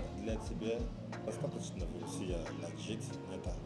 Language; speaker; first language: Russian; non-native, learner; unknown